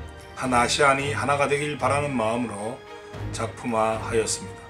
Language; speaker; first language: Korean; native; Korean